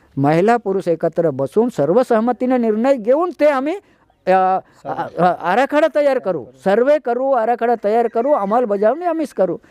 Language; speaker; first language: Marathi; non-native, local second language; Gondi